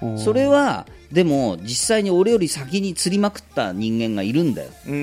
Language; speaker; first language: Japanese; native; Japanese